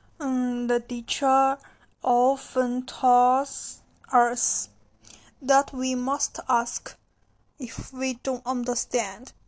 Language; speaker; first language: English; non-native, learner; Chinese